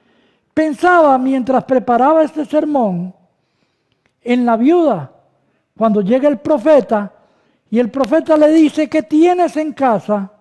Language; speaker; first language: Spanish; native; Spanish